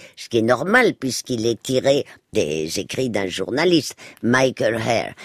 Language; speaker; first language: French; early bilingual, other home language; Spanish